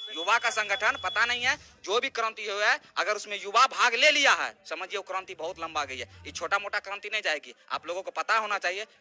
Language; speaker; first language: Hindi; native; Hindi